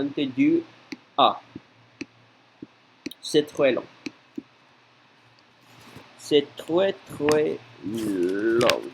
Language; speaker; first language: French; non-native, learner; Spanish